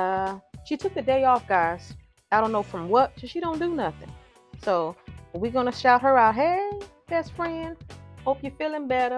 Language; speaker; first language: English; native; English